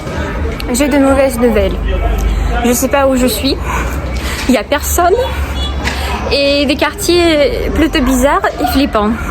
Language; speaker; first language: French; non-native, fluent; Russian